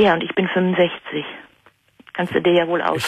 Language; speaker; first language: German; native; German